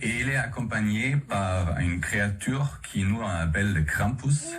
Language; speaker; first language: French; non-native, learner; German